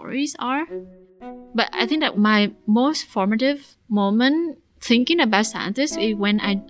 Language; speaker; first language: English; non-native, fluent; Vietnamese